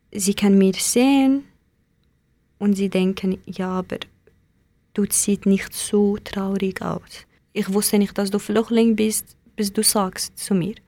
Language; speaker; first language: German; non-native, learner; Kurdish